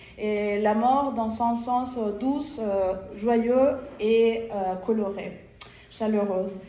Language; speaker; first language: French; non-native, fluent; Spanish